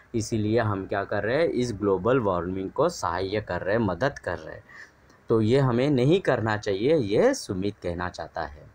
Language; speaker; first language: Hindi; non-native, local second language; Marathi